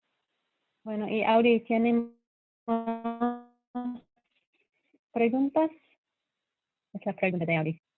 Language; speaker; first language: Spanish; non-native, fluent; English